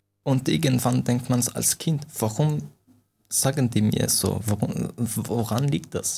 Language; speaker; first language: German; non-native, fluent; Persian